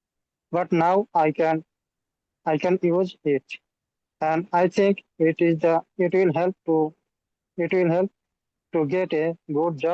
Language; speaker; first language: English; non-native, learner; Bangla